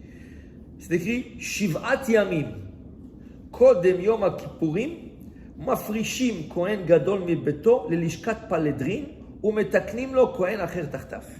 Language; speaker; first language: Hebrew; non-native, fluent; French